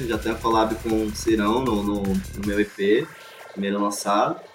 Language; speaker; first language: Portuguese; native; Portuguese